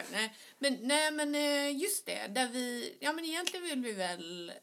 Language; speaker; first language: Swedish; native; Swedish